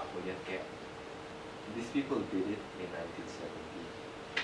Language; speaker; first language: English; non-native, fluent; Indonesian